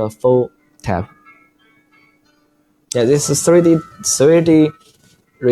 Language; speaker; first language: English; non-native, learner; Chinese